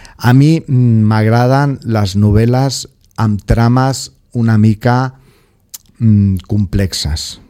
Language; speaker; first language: Catalan; non-native, local second language; Spanish